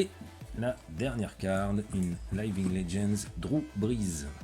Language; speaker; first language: French; native; French